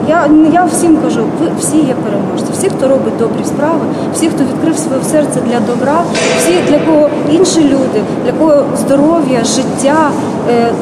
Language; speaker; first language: Ukrainian; native; Ukrainian